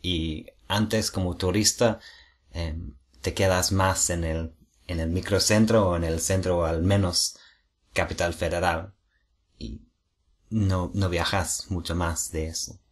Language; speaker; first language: Spanish; non-native, fluent; English